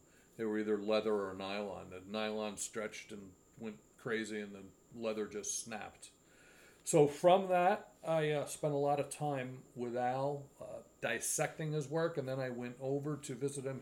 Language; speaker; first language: English; native; English